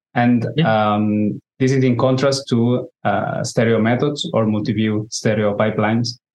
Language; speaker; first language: English; non-native, fluent; Spanish